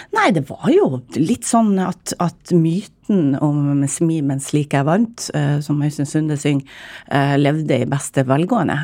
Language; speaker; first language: Norwegian; native; Norwegian